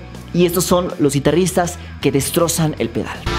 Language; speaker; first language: Spanish; native; Spanish